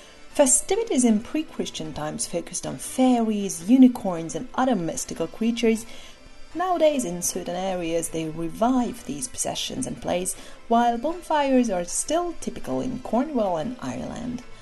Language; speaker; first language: English; non-native, fluent; Hungarian